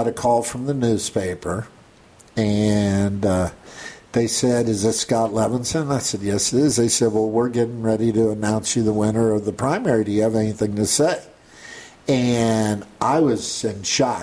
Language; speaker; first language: English; native; English